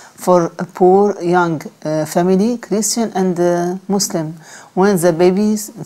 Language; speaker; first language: English; non-native, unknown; Arabic